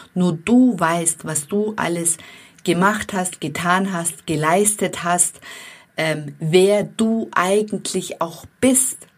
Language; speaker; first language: German; non-native, fluent; Turkish